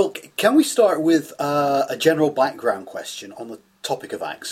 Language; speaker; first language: English; native; English